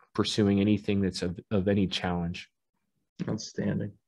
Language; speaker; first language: English; native; English